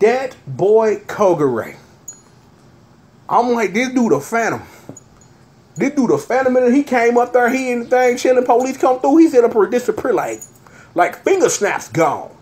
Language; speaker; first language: English; native; English